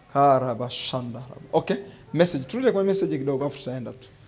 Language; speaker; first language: English; non-native, local second language; Swahili